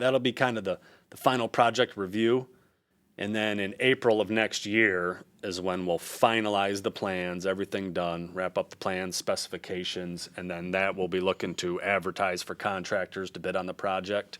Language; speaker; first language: English; native; English